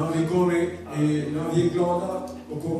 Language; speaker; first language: Swedish; non-native, learner; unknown